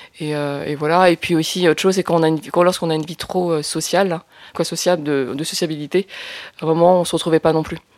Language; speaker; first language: French; early bilingual, other home language; Lao